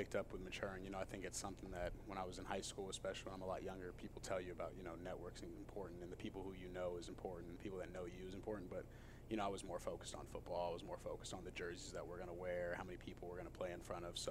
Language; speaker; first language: English; native; English